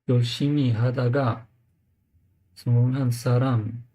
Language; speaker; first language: Korean; non-native, learner; English